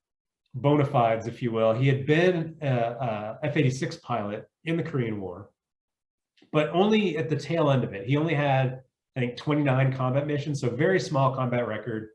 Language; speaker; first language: English; native; English